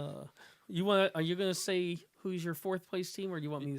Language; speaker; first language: English; native; English